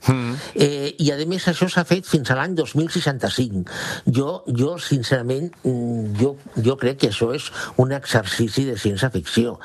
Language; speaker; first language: Catalan; non-native, local second language; Spanish